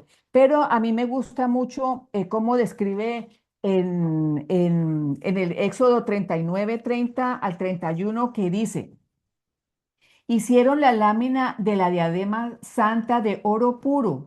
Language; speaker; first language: Spanish; native; Spanish